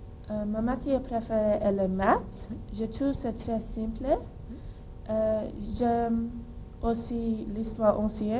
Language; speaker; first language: French; non-native, learner; English